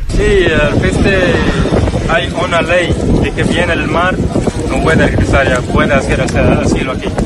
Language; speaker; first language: Spanish; non-native, learner; Arabic